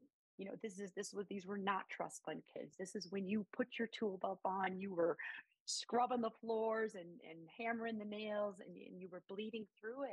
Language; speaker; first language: English; native; English